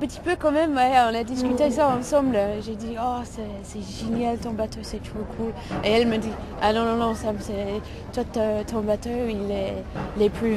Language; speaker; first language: French; non-native, fluent; English